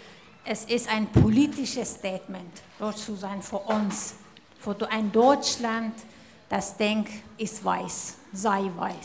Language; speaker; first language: German; non-native, fluent; Persian